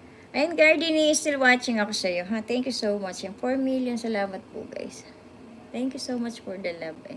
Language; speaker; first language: English; non-native, local second language; Filipino